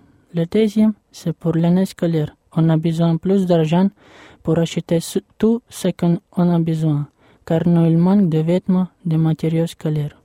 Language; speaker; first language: French; non-native, fluent; Russian